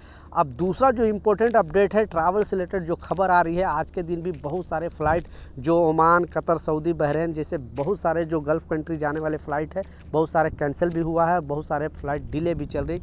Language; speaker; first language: Hindi; native; Hindi